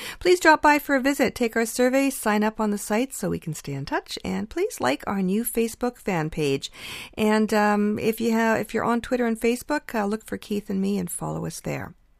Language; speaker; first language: English; early bilingual, other home language; Ukrainian